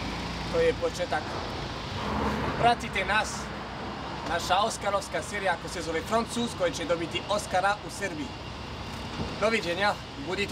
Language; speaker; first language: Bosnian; non-native, learner; French